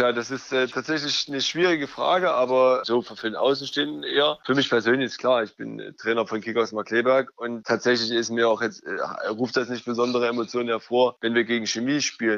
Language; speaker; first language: German; native; German